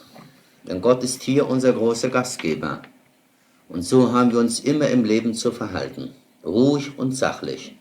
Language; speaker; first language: German; native; German